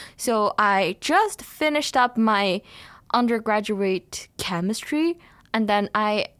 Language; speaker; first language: English; non-native, fluent; Chinese